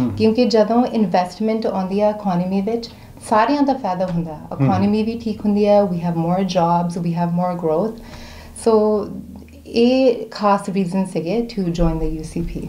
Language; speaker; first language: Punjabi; early bilingual, heritage; Punjabi